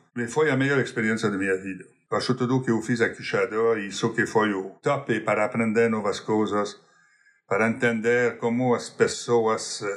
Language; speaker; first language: Portuguese; non-native, fluent; English